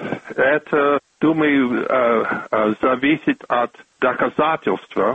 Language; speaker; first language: Russian; non-native, fluent; English